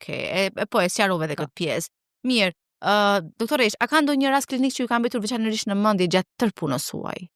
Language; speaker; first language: Albanian; native; Albanian